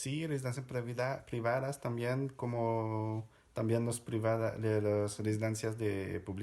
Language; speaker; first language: Spanish; non-native, fluent; French